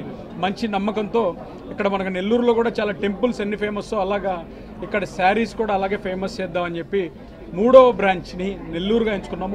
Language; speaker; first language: Telugu; native; Telugu